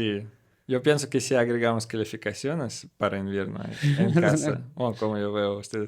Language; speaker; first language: Spanish; non-native, learner; Russian